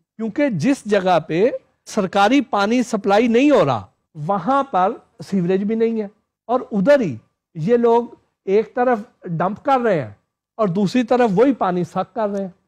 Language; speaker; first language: Urdu; non-native, local second language; Punjabi